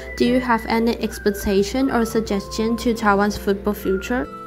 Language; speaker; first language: English; non-native, fluent; Chinese